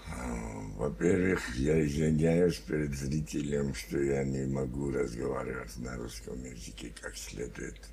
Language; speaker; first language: Russian; non-native, learner; Georgian